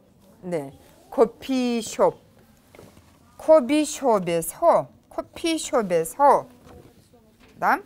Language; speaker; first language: Korean; non-native, fluent; Russian